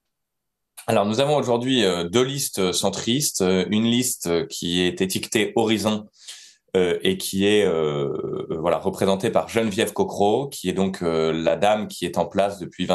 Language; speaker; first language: French; native; French